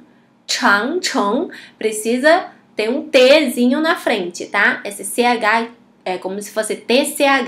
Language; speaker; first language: Portuguese; non-native, fluent; Chinese